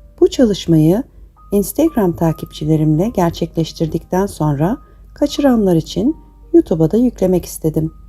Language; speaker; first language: Turkish; native; Turkish